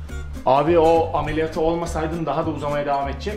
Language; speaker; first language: Turkish; native; Turkish